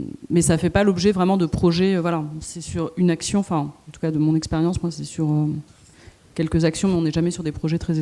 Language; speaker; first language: French; native; French